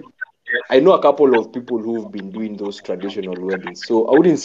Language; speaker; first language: English; non-native, local second language; Kikuyu